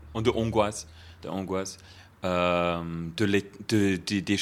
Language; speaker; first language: French; non-native, fluent; German